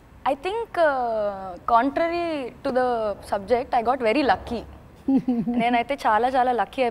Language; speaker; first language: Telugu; native; Telugu